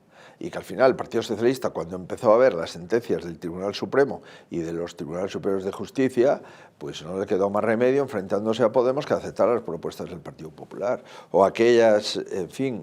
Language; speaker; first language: Spanish; native; Spanish